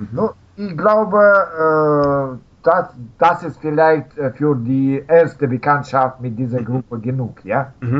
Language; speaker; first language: German; non-native, learner; Russian